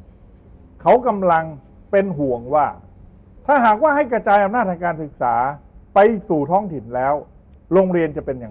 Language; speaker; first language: Thai; native; Thai